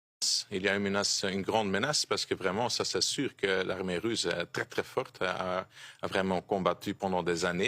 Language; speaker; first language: French; non-native, local second language; Dutch